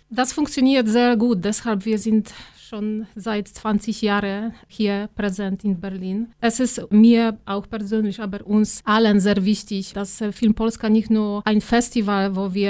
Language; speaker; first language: German; non-native, fluent; Polish